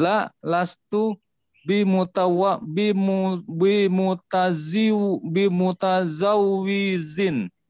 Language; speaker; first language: Arabic; non-native, learner; Indonesian